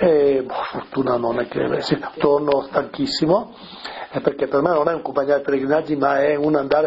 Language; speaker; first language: Italian; native; Italian